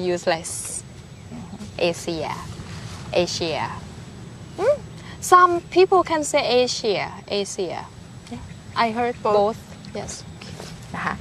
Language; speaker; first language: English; non-native, learner; Thai